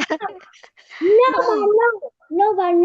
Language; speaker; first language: English; non-native, learner; Vietnamese